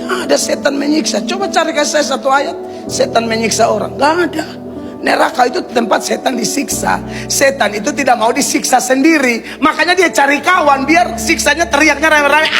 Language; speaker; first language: Indonesian; native; Indonesian